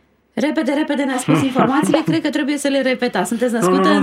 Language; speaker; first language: Romanian; native; Romanian